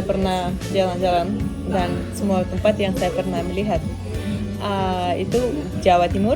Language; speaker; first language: Indonesian; non-native, fluent; Russian